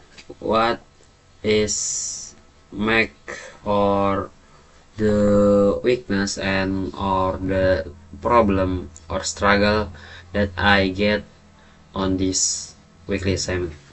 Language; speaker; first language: English; non-native, learner; Indonesian